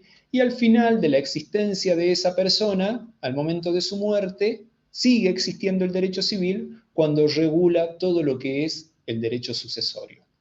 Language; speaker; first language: Spanish; native; Spanish